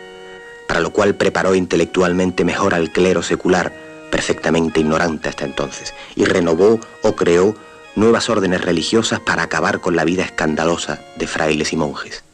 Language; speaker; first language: Spanish; native; Spanish